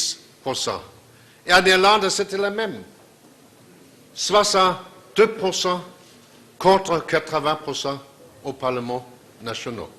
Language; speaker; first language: French; non-native, fluent; Danish